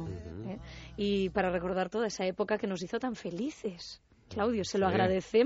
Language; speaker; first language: Spanish; native; Spanish